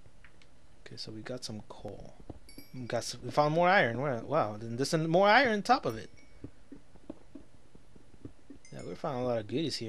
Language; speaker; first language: English; native; English